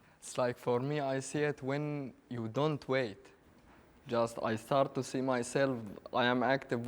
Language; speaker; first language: English; non-native, learner; Arabic